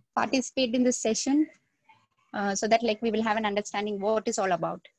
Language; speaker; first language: English; non-native, local second language; Tamil